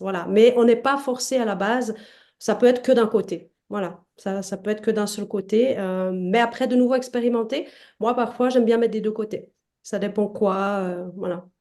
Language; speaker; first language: French; native; French